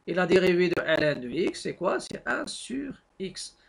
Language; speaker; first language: French; non-native, local second language; Arabic